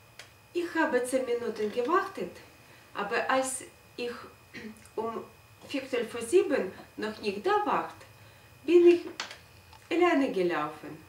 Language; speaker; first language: German; non-native, learner; Russian